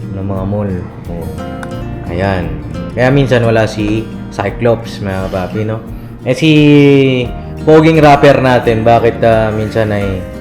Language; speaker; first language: Filipino; native; Filipino